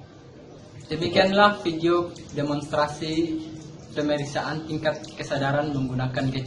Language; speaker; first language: Indonesian; native; Indonesian